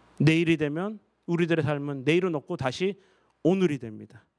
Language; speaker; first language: Korean; native; Korean